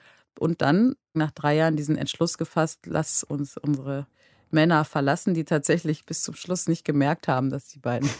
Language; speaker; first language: German; native; German